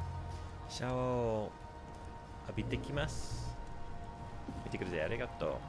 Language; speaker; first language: Japanese; non-native, learner; English